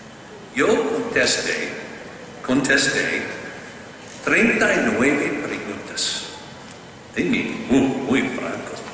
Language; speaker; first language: Spanish; non-native, learner; English